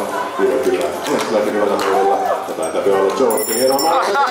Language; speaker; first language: Finnish; native; Finnish